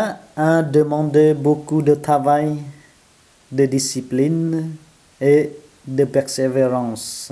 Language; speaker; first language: French; non-native, fluent; Vietnamese